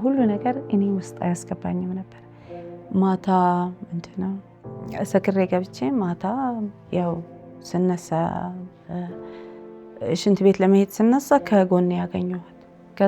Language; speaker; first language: Amharic; early bilingual, heritage; Amharic